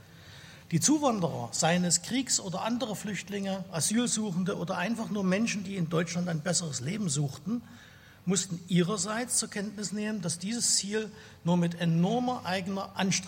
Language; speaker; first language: German; native; German